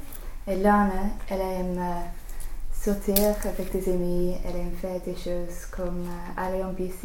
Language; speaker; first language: French; non-native, learner; English